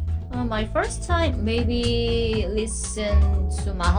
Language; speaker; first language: English; non-native, learner; Korean